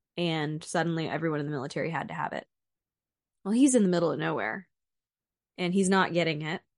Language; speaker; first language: English; native; English